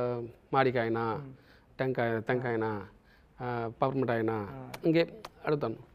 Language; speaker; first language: Telugu; non-native, local second language; Tamil